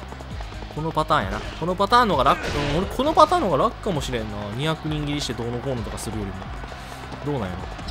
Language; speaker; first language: Japanese; native; Japanese